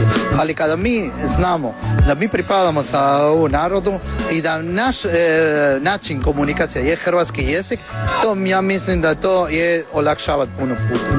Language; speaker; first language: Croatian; non-native, learner; Spanish